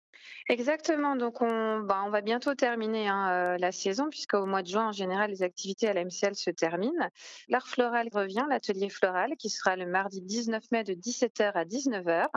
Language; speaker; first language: French; native; French